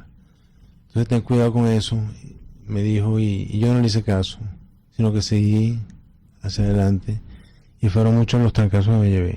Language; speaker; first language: Spanish; native; Spanish